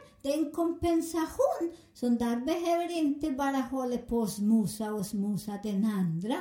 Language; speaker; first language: Swedish; non-native, learner; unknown